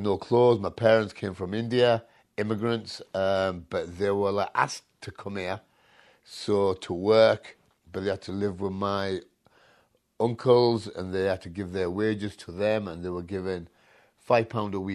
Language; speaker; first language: English; non-native, local second language; Punjabi